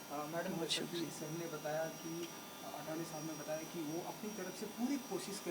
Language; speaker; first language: Hindi; native; Hindi